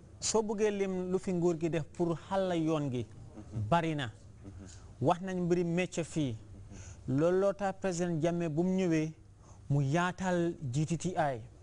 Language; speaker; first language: Wolof; non-native, local second language; Fula